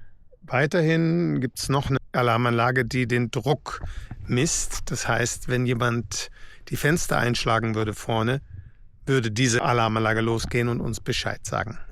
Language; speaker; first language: German; native; German